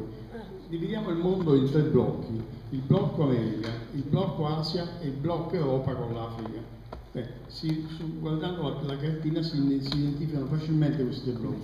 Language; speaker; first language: Italian; native; Italian